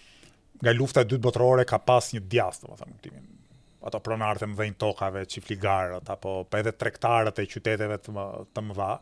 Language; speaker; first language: Albanian; native; Albanian